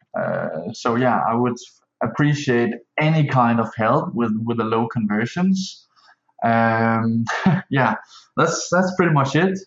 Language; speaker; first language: English; non-native, fluent; Danish